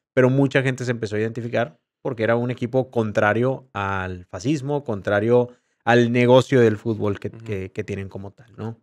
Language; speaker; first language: Spanish; native; Spanish